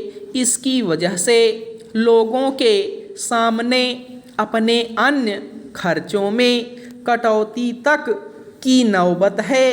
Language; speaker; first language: Hindi; native; Hindi